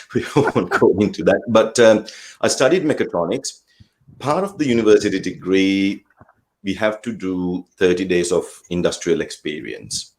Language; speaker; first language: English; non-native, local second language; Sinhala